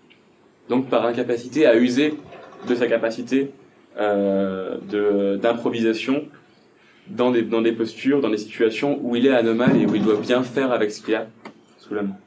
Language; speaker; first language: French; native; French